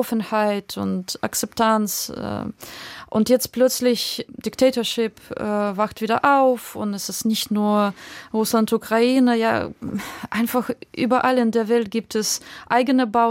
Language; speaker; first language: German; non-native, fluent; Russian